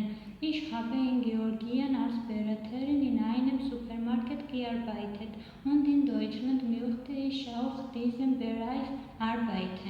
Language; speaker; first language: German; non-native, learner; Georgian